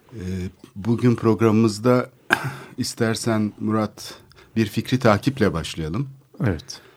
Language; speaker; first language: Turkish; native; Turkish